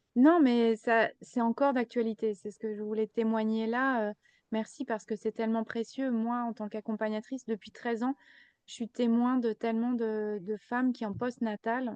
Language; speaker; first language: French; native; French